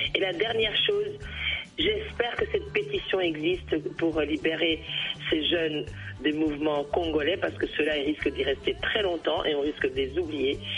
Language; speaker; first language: French; native; French